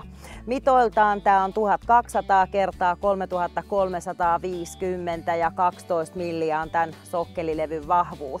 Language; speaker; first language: Finnish; native; Finnish